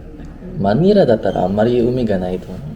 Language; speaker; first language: Japanese; non-native, learner; Filipino